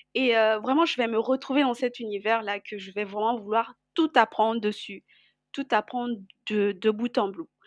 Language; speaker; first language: French; non-native, local second language; Lingala